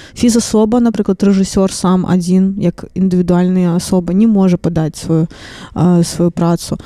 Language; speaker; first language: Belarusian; native; Belarusian